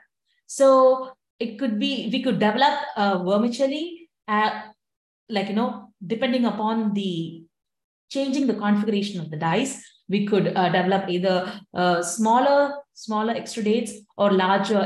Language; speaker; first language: English; non-native, local second language; Tamil